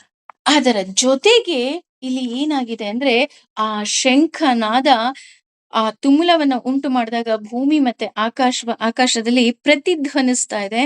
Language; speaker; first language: Kannada; native; Kannada